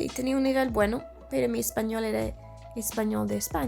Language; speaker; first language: Spanish; non-native, fluent; English